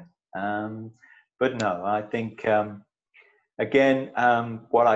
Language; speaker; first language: English; native; English